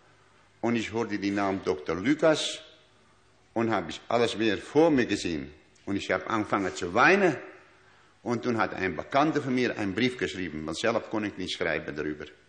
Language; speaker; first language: German; non-native, learner; Dutch